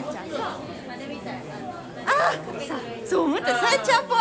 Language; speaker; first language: Japanese; native; Japanese